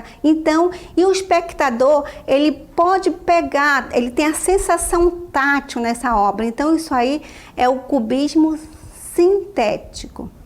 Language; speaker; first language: Portuguese; native; Portuguese